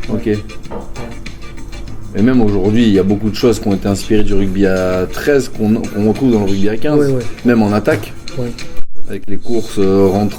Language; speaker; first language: French; native; French